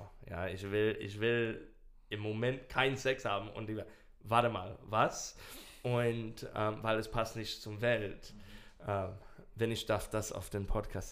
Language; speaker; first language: German; non-native, learner; English